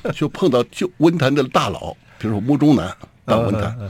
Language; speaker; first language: Chinese; native; Chinese